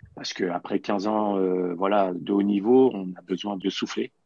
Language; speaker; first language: French; native; French